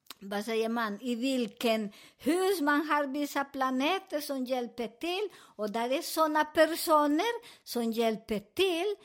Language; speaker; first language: Swedish; non-native, fluent; Spanish